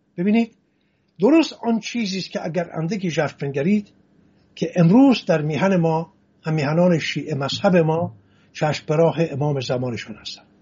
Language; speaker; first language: Persian; non-native, local second language; Assyrian Neo-Aramaic